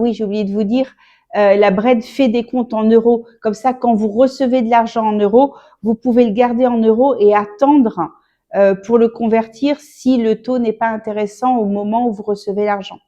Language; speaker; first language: French; native; French